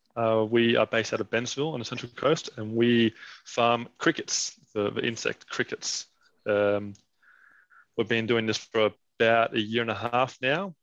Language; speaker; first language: English; non-native, fluent; Danish